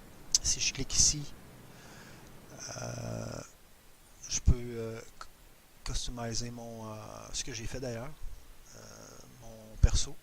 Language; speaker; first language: French; native; French